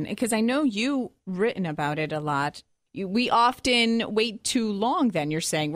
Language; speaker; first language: English; native; English